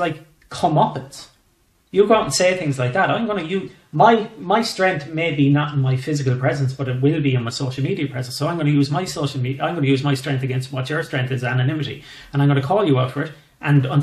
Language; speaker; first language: English; native; English